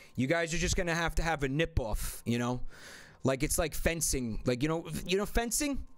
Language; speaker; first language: English; native; English